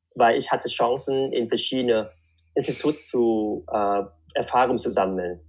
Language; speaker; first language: German; non-native, fluent; Vietnamese